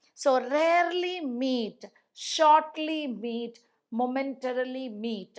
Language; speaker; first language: English; non-native, local second language; Tamil